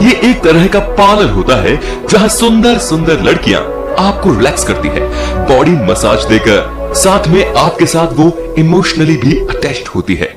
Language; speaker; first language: Hindi; native; Hindi